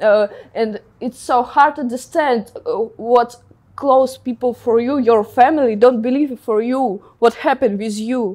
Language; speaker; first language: English; non-native, learner; Ukrainian